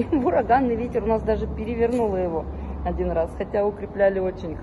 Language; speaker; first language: Russian; native; Russian